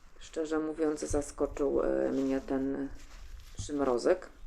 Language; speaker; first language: Polish; native; Polish